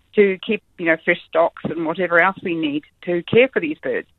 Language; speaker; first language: English; native; English